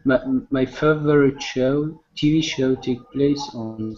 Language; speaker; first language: English; non-native, learner; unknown